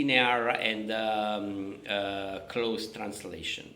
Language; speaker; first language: English; non-native, fluent; Italian